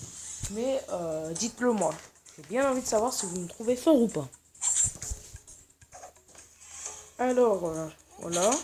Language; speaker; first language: French; native; French